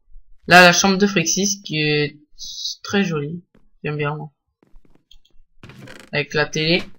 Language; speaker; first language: French; native; French